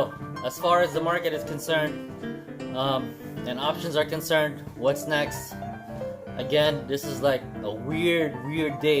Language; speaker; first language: English; native; English